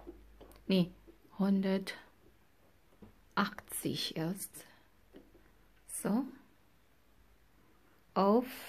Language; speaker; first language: German; non-native, learner; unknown